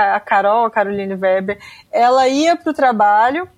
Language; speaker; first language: Portuguese; native; Portuguese